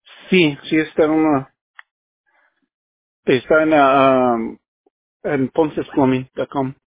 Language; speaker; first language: Spanish; native; Spanish